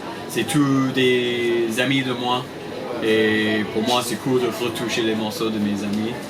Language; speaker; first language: French; non-native, fluent; English